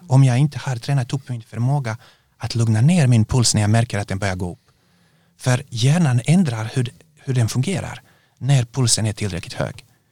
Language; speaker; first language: Swedish; non-native, fluent; Bosnian